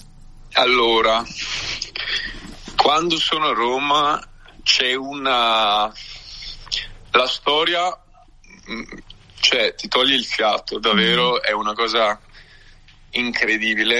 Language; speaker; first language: Italian; early bilingual, heritage; English